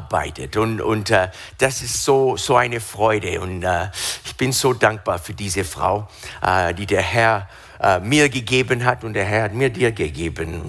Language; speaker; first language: German; non-native, fluent; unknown